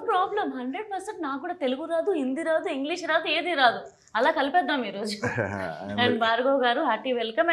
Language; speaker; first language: Telugu; native; Telugu